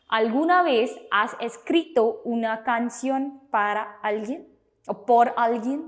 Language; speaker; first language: Spanish; non-native, fluent; Hindi